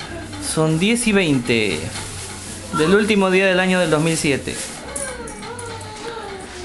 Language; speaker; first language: Spanish; native; Spanish